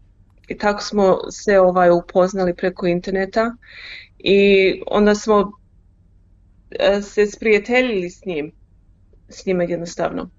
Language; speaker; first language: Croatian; early bilingual, heritage; Croatian